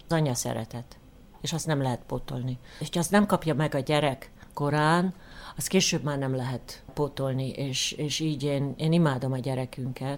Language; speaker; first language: Hungarian; early bilingual, heritage; Hungarian